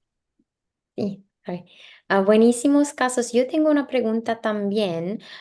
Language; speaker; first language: Spanish; non-native, learner; English